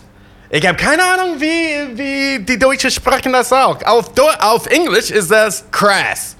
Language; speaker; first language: German; non-native, fluent; English